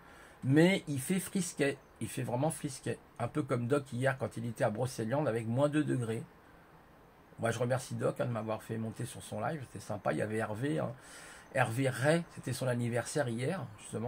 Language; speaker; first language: French; native; French